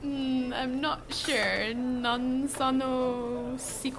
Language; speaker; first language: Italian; non-native, learner; English